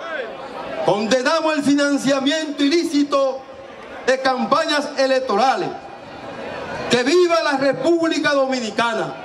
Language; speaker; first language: Spanish; native; Spanish